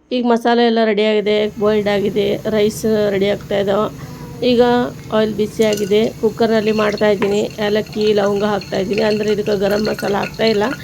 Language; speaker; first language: Kannada; non-native, local second language; Urdu